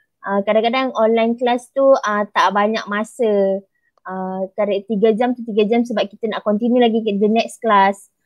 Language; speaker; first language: Malay; native; Malay